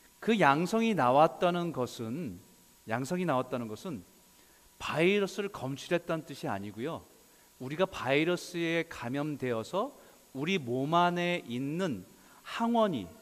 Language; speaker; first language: Korean; native; Korean